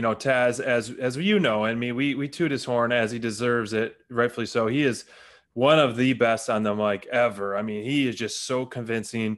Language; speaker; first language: English; native; English